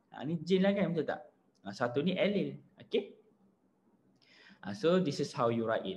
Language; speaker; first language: English; non-native, local second language; Malay